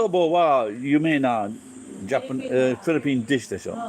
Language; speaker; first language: Japanese; non-native, learner; English